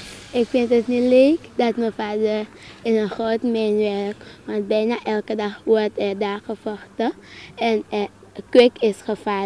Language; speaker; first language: Dutch; non-native, local second language; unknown